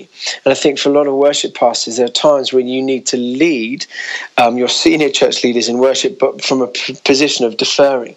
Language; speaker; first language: English; native; English